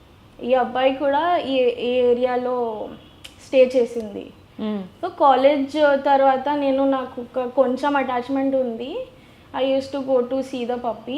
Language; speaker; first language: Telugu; non-native, learner; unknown